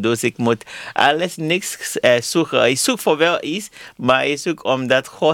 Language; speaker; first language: Dutch; non-native, learner; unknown